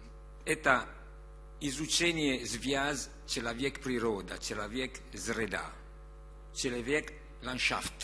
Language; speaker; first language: Russian; non-native, learner; Italian